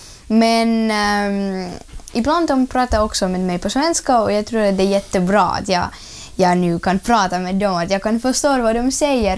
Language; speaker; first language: Swedish; early bilingual, other home language; Ukrainian